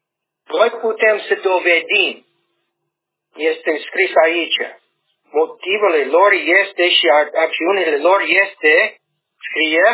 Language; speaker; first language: Romanian; non-native, learner; English